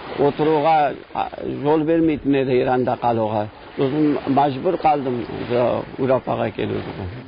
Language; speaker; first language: Kazakh; early bilingual, heritage; Kazakh